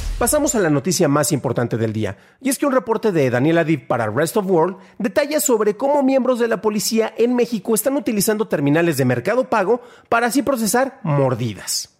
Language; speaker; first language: Spanish; native; Spanish